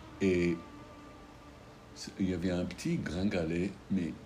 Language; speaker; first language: French; non-native, fluent; English